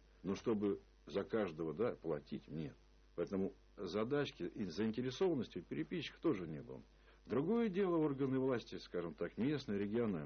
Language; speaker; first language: Russian; native; Russian